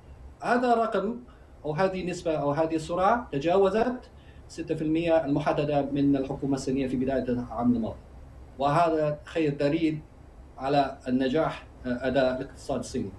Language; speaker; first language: Arabic; non-native, fluent; Chinese